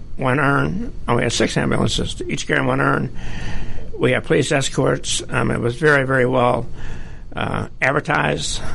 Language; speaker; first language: English; native; English